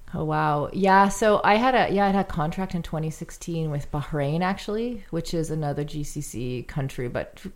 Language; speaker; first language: English; native; English